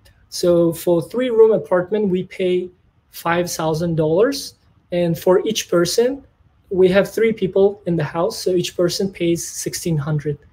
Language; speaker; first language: English; non-native, fluent; Tajik